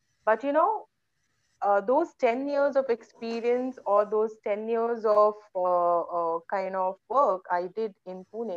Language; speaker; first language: English; non-native, local second language; Konkani